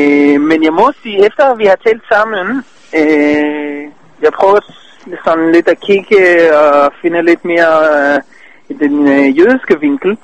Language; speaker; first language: Danish; non-native, fluent; Hebrew